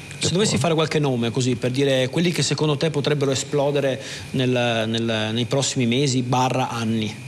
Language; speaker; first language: Italian; native; Italian